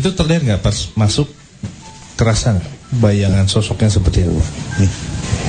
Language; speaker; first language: Indonesian; native; Indonesian